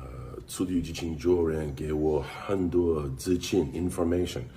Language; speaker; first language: Chinese; non-native, learner; English